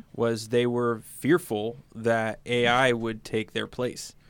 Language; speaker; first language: English; native; English